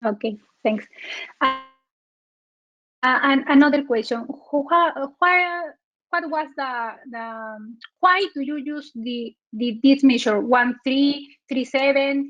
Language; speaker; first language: English; non-native, learner; Spanish